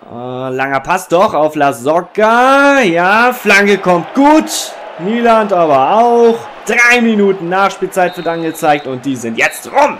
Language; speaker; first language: German; native; German